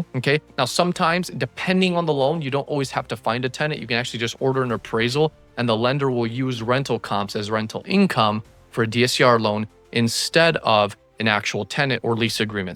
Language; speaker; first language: English; native; English